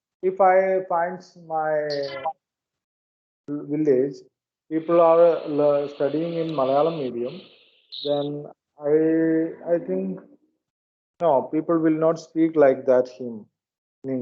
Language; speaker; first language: English; non-native, learner; Malayalam